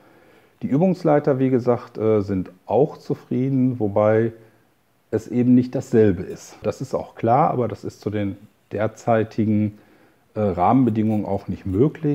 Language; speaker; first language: German; native; German